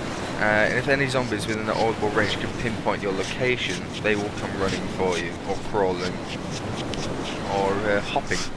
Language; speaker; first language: English; native; English